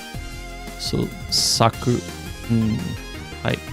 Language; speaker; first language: Japanese; non-native, learner; English